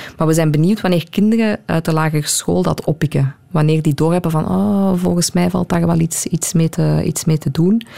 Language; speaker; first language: Dutch; native; Dutch